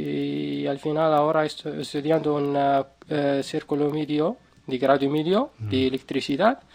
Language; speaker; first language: Spanish; non-native, learner; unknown